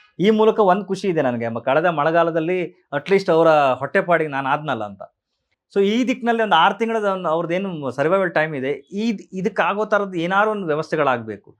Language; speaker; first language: Kannada; native; Kannada